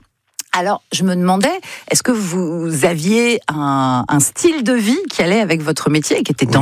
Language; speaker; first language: French; native; French